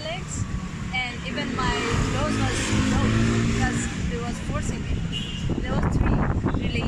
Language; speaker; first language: English; non-native, learner; Persian